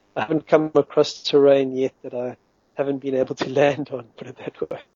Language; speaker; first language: English; native; English